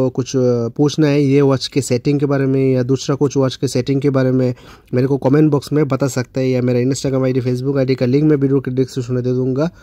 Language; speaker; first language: Hindi; non-native, local second language; Bangla